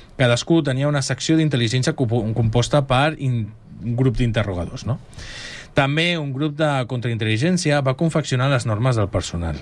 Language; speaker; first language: Catalan; native; Catalan